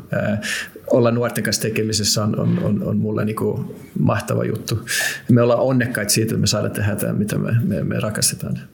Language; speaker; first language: Finnish; non-native, local second language; Swedish